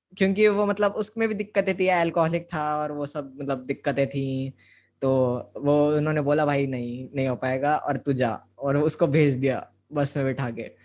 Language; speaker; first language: Hindi; native; Hindi